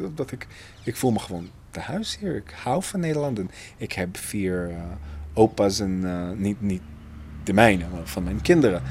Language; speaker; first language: Dutch; non-native, fluent; Hebrew